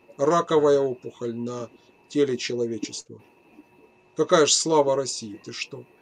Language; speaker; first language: Russian; native; Russian